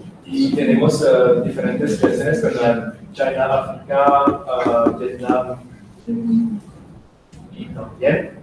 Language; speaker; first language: Spanish; non-native, learner; French